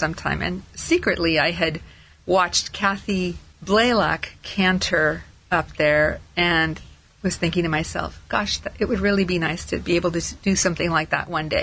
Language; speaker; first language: English; native; English